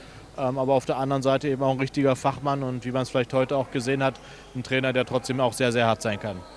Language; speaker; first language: German; native; German